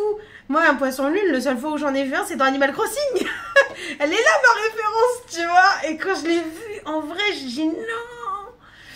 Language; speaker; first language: French; native; French